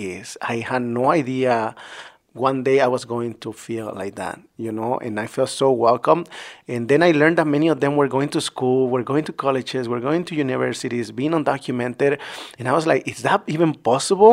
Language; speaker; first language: English; non-native, fluent; Spanish